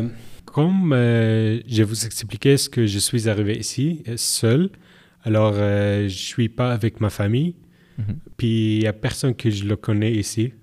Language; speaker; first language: French; non-native, learner; Arabic